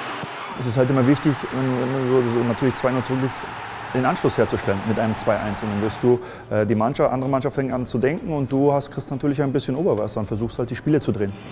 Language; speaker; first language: German; native; German